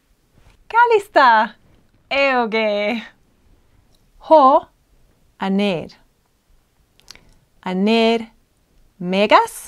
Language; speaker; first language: Greek; non-native, fluent; English